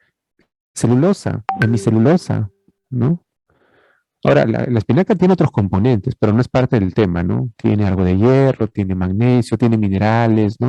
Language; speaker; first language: Spanish; native; Spanish